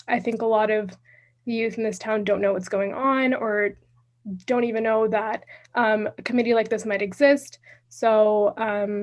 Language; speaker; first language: English; native; English